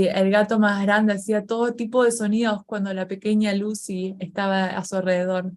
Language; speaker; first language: Spanish; native; Spanish